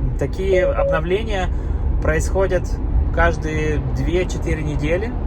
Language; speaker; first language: Russian; native; Russian